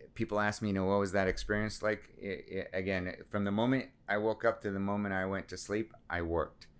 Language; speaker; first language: English; early bilingual, other home language; Assyrian Neo-Aramaic